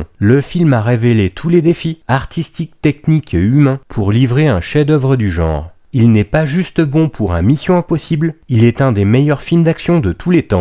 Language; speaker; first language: French; native; French